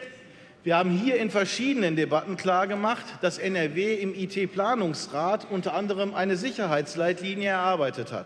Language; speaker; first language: German; native; German